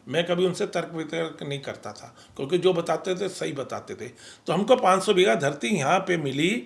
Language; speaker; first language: Hindi; non-native, local second language; Punjabi